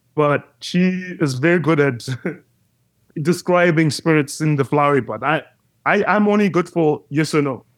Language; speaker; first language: English; non-native, local second language; Shona